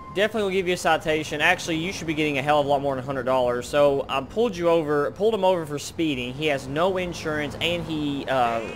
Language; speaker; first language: English; native; English